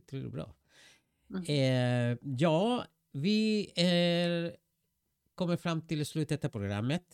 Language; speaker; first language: Swedish; non-native, fluent; Spanish